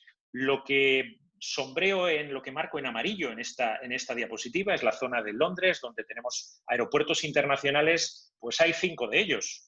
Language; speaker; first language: Spanish; native; Spanish